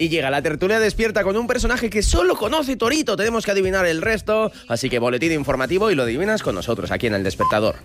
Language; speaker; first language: Spanish; native; Spanish